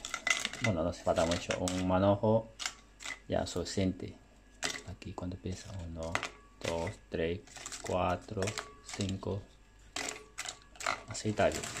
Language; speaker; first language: Spanish; non-native, learner; Chinese